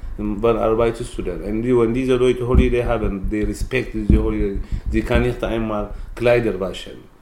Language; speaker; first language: German; non-native, learner; Tigrinya